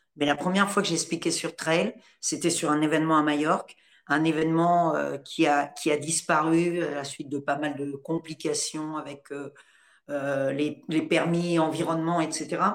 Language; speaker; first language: French; native; French